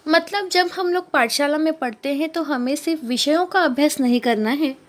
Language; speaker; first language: Hindi; non-native, local second language; Marathi